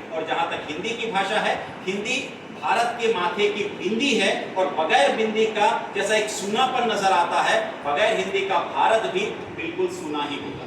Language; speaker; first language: Hindi; non-native, local second language; Kannada